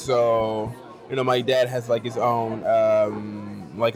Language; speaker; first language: English; non-native, local second language; French